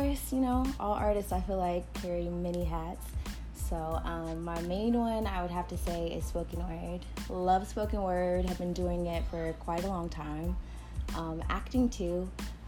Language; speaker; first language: English; native; English